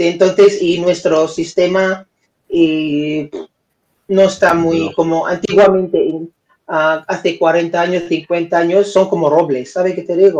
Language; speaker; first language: Spanish; non-native, fluent; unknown